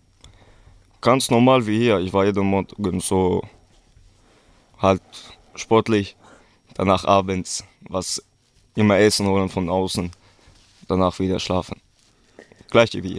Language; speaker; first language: German; early bilingual, other home language; Kurdish